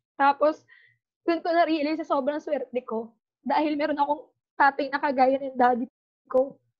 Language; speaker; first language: Filipino; native; Filipino